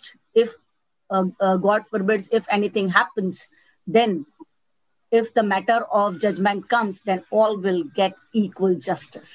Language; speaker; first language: English; non-native, local second language; Gujarati